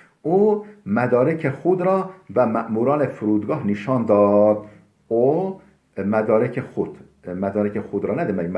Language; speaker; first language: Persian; non-native, fluent; Turkish